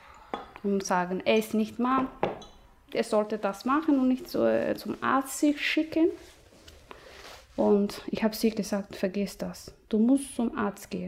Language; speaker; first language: German; non-native, learner; Somali